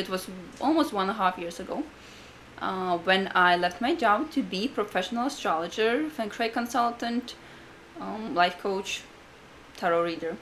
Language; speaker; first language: English; non-native, fluent; Latvian